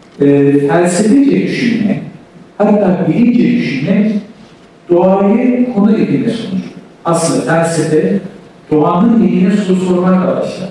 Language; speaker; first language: Turkish; native; Turkish